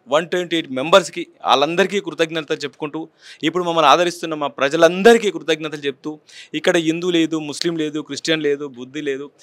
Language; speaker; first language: Telugu; native; Telugu